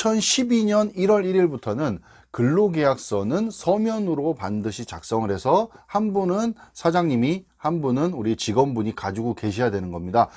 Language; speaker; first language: Korean; native; Korean